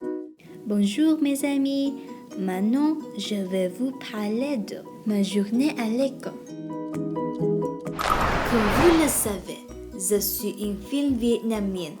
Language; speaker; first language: French; non-native, learner; Vietnamese